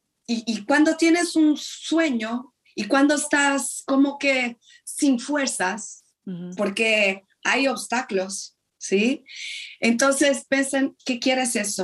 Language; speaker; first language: Spanish; non-native, fluent; Portuguese